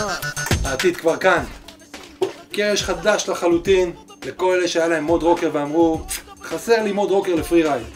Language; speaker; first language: Hebrew; native; Hebrew